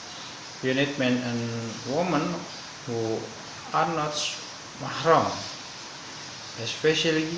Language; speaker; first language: English; non-native, learner; Indonesian